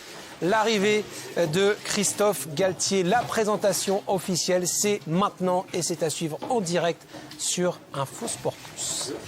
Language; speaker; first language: French; native; French